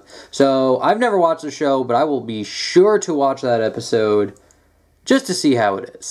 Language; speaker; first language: English; native; English